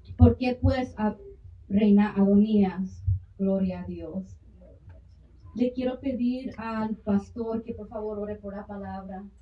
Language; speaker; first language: Spanish; early bilingual, heritage; Spanish